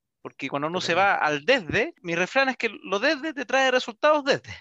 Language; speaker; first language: Spanish; native; Spanish